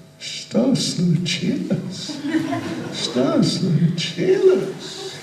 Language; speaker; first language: Russian; non-native, learner; English